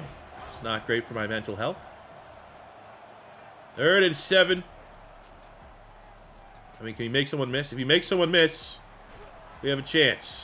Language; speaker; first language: English; native; English